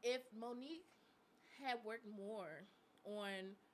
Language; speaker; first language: English; native; English